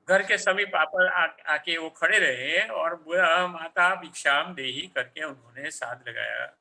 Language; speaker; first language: Hindi; non-native, local second language; Gujarati